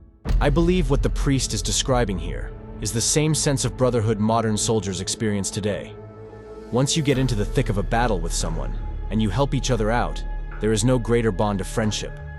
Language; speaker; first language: English; native; English